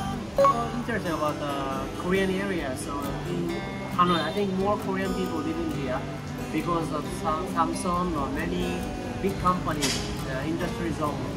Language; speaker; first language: English; non-native, learner; Japanese